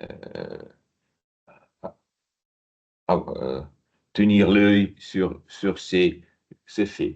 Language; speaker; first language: French; non-native, fluent; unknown